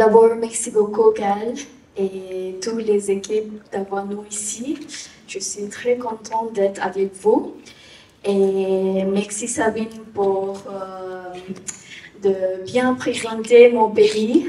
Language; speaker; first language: French; non-native, learner; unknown